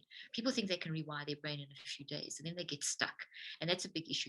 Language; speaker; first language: English; native; English